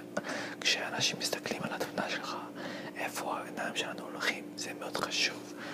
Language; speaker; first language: Hebrew; non-native, fluent; English